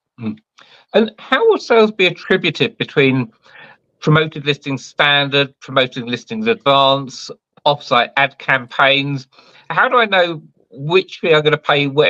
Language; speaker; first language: English; native; English